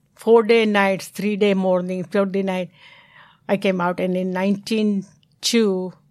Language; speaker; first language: English; non-native, local second language; Gujarati